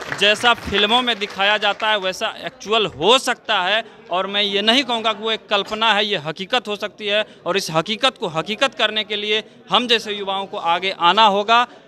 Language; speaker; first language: Hindi; native; Hindi